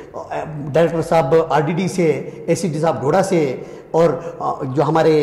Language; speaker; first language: Hindi; native; Hindi